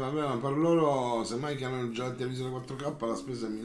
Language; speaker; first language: Italian; native; Italian